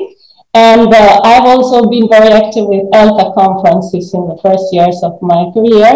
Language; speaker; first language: English; non-native, fluent; Albanian